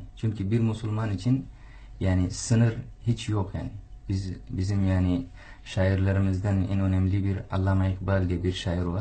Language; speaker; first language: Turkish; non-native, fluent; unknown